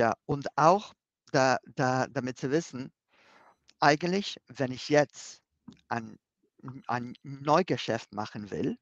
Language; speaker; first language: German; non-native, fluent; Spanish